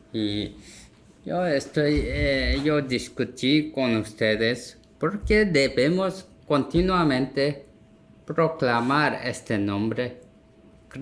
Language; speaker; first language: Spanish; non-native, learner; Korean